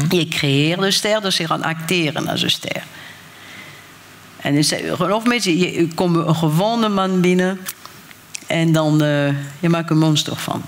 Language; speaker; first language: Dutch; non-native, fluent; French